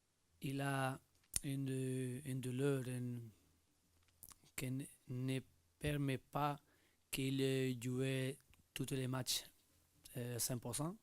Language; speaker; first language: French; non-native, learner; Spanish